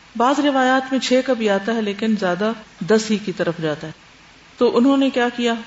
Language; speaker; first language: Urdu; native; Urdu